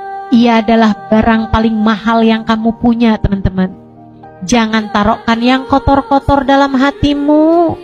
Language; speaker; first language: Indonesian; native; Indonesian